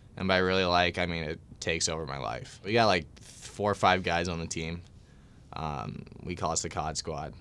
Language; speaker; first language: English; native; English